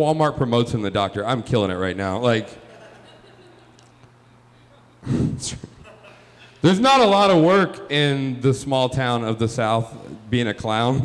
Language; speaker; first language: English; native; English